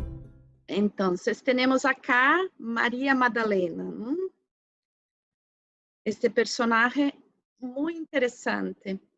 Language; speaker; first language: Spanish; non-native, fluent; Portuguese